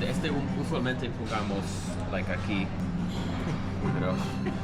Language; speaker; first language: Spanish; non-native, learner; English